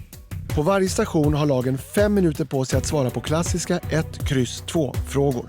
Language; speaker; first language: Swedish; native; Swedish